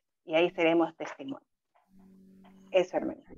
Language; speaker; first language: Spanish; native; Spanish